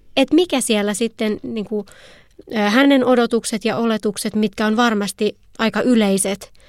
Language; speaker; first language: Finnish; native; Finnish